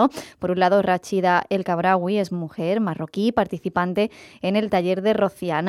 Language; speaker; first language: Spanish; native; Spanish